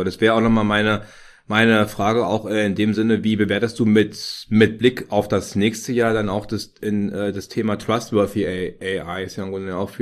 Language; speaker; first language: German; native; German